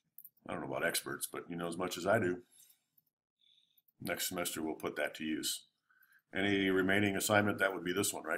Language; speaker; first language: English; native; English